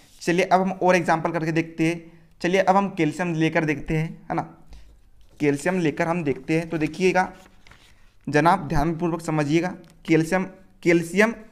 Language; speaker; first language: Hindi; native; Hindi